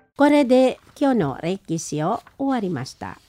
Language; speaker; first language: Japanese; non-native, learner; Indonesian